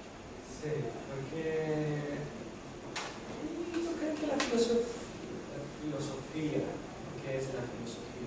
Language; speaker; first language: Portuguese; non-native, learner; Spanish